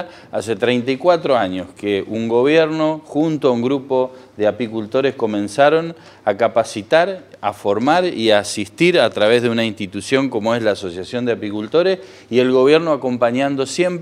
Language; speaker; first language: Spanish; native; Spanish